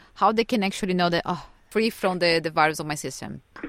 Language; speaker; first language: English; non-native, fluent; Portuguese